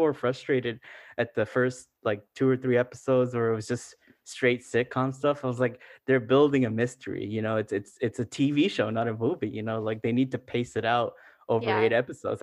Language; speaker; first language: English; early bilingual, other home language; Spanish